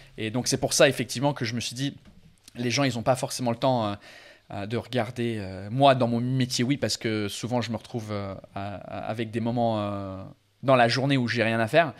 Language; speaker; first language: French; non-native, fluent; English